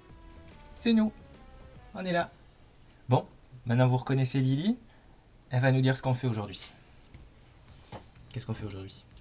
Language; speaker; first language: French; native; French